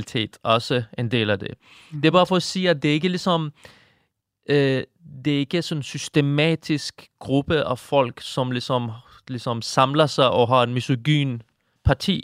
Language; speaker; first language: Danish; non-native, fluent; Persian